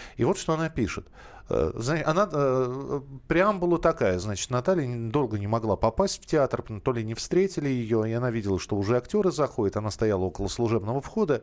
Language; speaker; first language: Russian; native; Russian